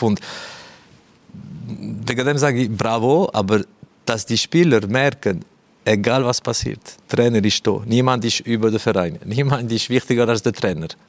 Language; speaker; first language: German; non-native, fluent; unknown